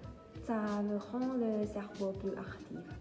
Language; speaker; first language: French; non-native, learner; Thai